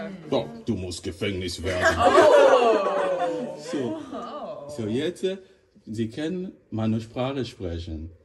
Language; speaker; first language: German; non-native, learner; Lingala